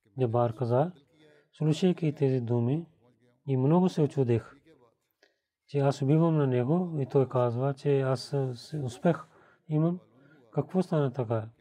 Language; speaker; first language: Bulgarian; non-native, fluent; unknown